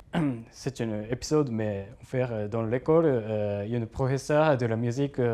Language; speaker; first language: French; non-native, learner; Japanese